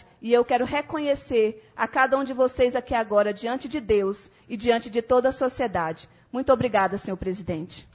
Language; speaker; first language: Portuguese; native; Portuguese